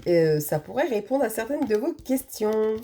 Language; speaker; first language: French; native; French